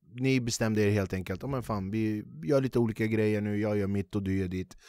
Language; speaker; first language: Swedish; native; Swedish